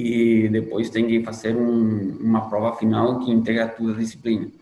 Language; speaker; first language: Portuguese; non-native, fluent; Spanish